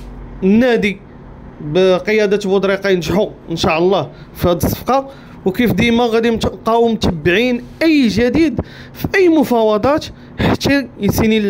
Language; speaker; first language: Arabic; native; Arabic